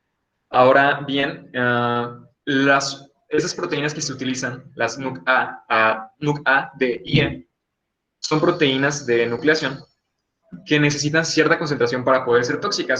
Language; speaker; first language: Spanish; native; Spanish